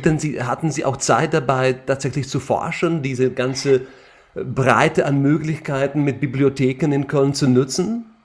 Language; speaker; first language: German; non-native, fluent; Slovak